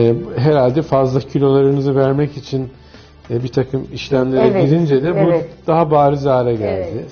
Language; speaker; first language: Turkish; native; Turkish